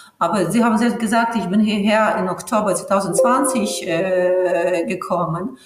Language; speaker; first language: German; non-native, fluent; Ukrainian